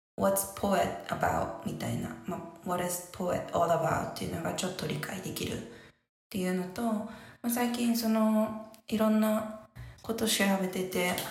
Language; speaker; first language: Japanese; native; Japanese